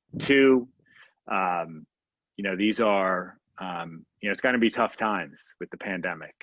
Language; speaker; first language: English; native; English